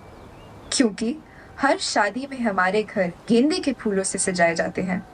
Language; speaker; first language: Hindi; native; Hindi